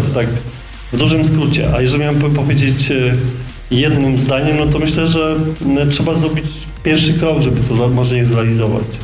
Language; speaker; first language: Polish; native; Polish